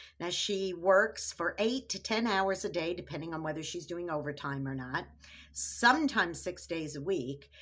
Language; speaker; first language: English; native; English